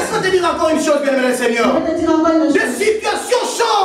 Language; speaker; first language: French; non-native, local second language; Lingala